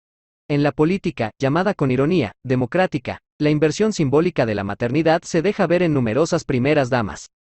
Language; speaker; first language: Spanish; native; Spanish